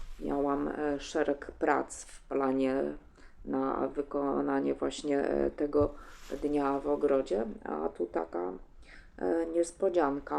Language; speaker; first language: Polish; native; Polish